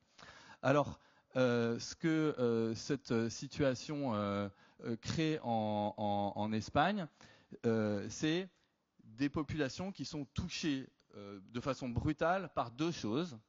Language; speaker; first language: French; native; French